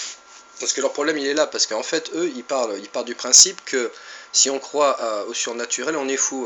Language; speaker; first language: French; native; French